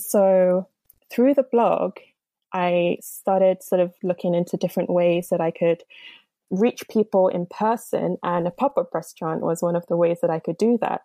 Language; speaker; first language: English; non-native, local second language; Yoruba